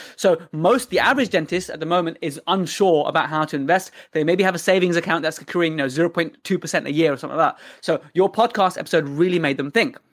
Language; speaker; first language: English; early bilingual, other home language; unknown